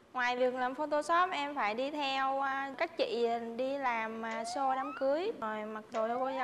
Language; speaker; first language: Vietnamese; native; Vietnamese